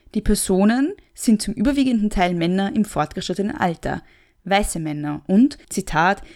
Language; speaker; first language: German; native; German